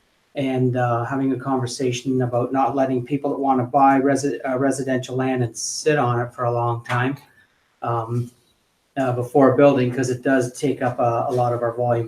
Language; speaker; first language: English; native; English